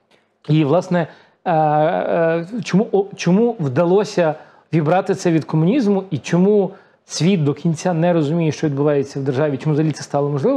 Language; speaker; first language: Ukrainian; native; Ukrainian